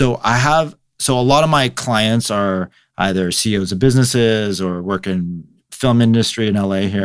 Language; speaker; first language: English; native; English